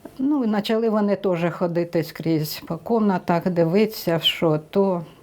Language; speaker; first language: Ukrainian; native; Ukrainian